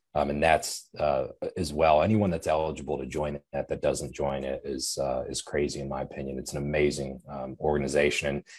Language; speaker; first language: English; native; English